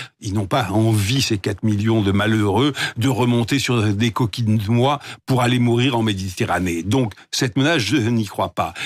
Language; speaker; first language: French; native; French